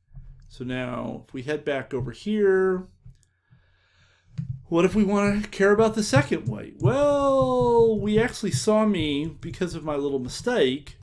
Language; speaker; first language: English; native; English